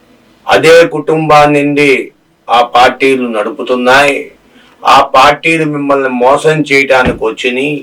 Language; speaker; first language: Telugu; native; Telugu